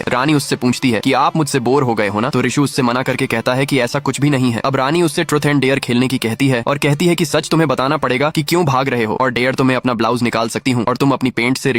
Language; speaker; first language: Hindi; native; Hindi